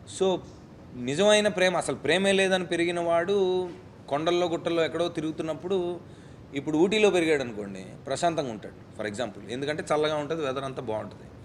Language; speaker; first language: Telugu; native; Telugu